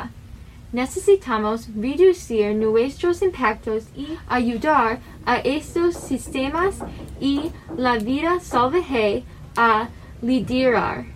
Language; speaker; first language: Spanish; non-native, learner; English